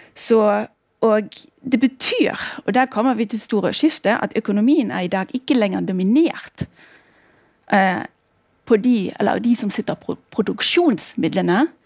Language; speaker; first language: Norwegian; non-native, fluent; German